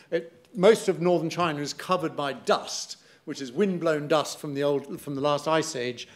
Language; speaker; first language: English; native; English